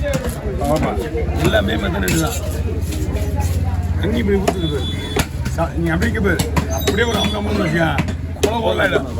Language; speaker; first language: Tamil; native; Tamil